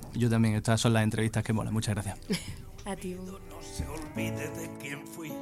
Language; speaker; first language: Spanish; native; Spanish